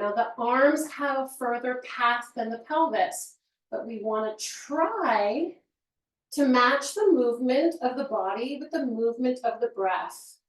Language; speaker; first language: English; native; English